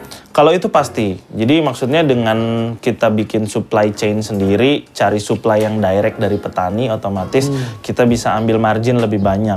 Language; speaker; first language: Indonesian; native; Indonesian